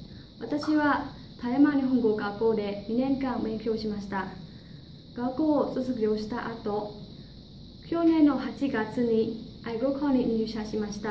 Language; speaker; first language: Japanese; non-native, learner; Khmer